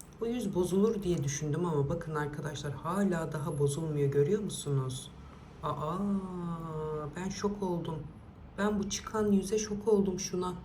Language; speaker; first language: Turkish; native; Turkish